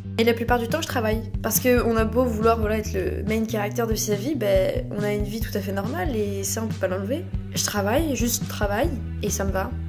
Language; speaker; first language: French; native; French